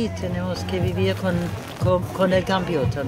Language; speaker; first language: Spanish; non-native, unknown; German